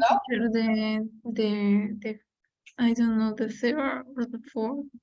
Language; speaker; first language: English; non-native, learner; Spanish